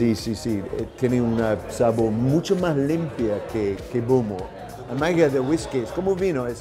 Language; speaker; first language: Spanish; non-native, learner; English